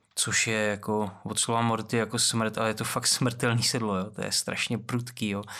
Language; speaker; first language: Czech; native; Czech